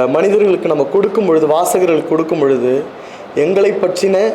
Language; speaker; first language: Tamil; native; Tamil